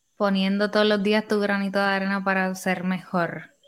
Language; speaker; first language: Spanish; native; Spanish